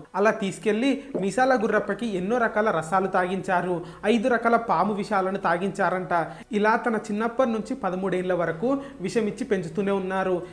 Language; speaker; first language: Telugu; native; Telugu